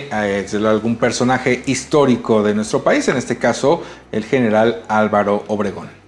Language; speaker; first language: Spanish; native; Spanish